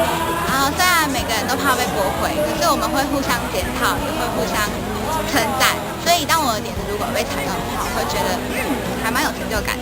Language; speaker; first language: Chinese; native; Chinese